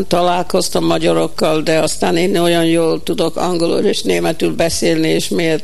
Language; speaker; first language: Hungarian; early bilingual, heritage; Hungarian